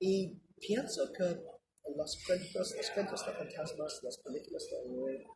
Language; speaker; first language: Spanish; non-native, learner; English